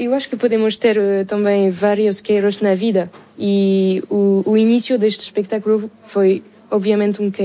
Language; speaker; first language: Portuguese; non-native, fluent; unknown